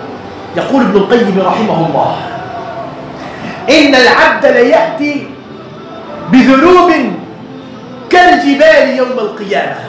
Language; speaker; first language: Arabic; native; Arabic